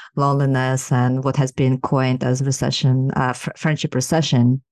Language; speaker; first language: English; non-native, fluent; Kazakh